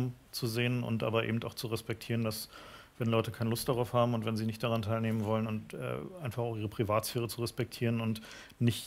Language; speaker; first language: German; native; German